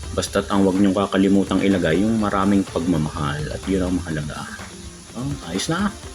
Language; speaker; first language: Filipino; native; Filipino